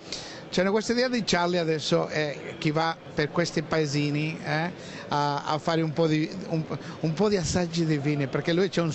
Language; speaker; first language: Italian; non-native, fluent; Spanish